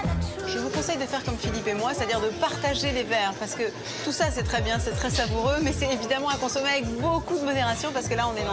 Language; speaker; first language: French; native; French